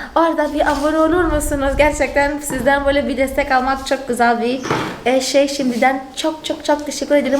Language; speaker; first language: Turkish; non-native, fluent; Portuguese